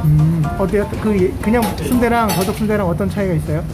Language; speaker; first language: Korean; native; Korean